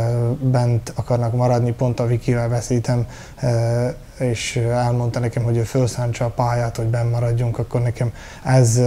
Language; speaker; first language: Hungarian; early bilingual, heritage; Hungarian